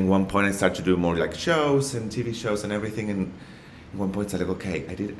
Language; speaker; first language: English; non-native, learner; Spanish